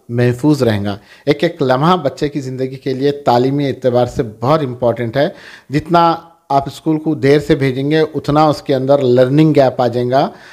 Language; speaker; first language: Urdu; native; Urdu